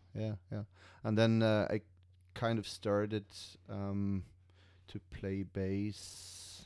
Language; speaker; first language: English; non-native, fluent; German